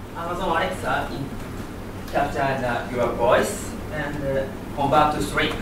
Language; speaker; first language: English; non-native, learner; Japanese